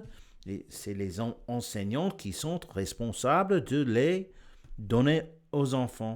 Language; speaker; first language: French; non-native, learner; English